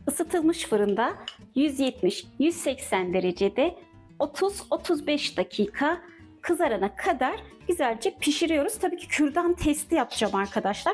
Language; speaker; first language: Turkish; native; Turkish